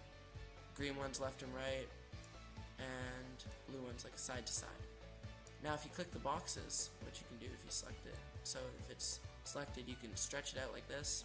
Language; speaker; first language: English; native; English